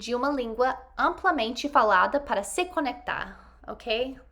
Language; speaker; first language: Portuguese; non-native, fluent; English